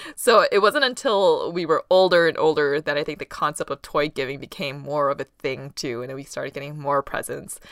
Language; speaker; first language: English; early bilingual, other home language; Cantonese